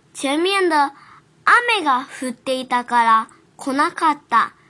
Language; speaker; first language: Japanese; non-native, fluent; Chinese